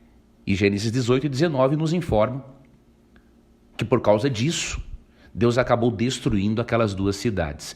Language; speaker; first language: Portuguese; native; Portuguese